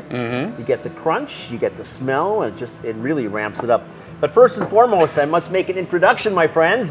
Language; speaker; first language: English; native; English